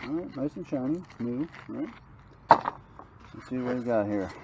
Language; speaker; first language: English; native; English